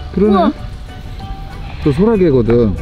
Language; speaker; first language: Korean; native; Korean